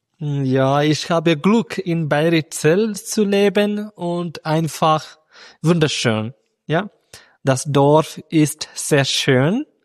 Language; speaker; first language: German; non-native, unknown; Malayalam